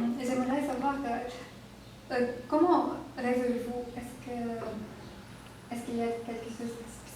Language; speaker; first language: French; non-native, learner; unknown